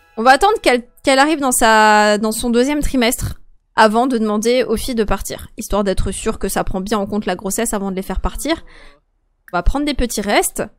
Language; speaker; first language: French; native; French